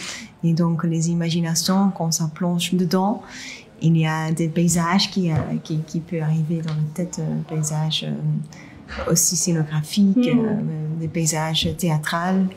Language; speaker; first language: French; non-native, local second language; Dutch